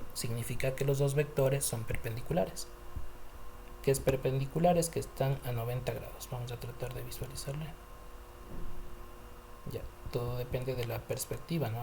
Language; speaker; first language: Spanish; native; Spanish